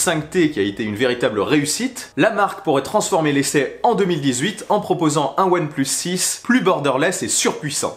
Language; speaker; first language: French; native; French